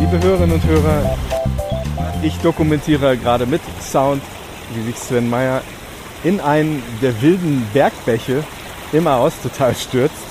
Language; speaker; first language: German; native; German